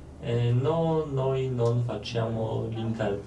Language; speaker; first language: Italian; non-native, learner; Polish